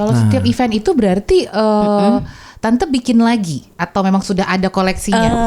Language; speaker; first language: Indonesian; native; Indonesian